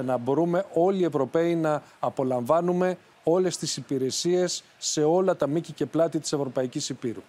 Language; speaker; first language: Greek; native; Greek